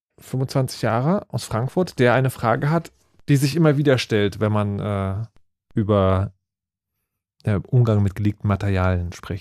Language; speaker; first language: German; native; German